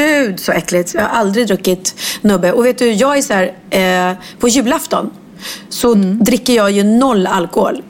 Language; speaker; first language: Swedish; native; Swedish